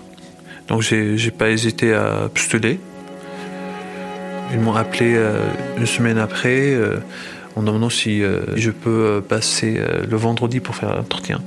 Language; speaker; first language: French; non-native, fluent; Arabic